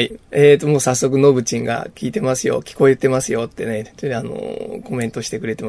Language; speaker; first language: Japanese; native; Japanese